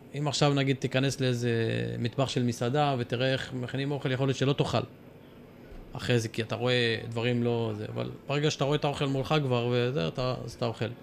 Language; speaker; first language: Hebrew; non-native, local second language; Arabic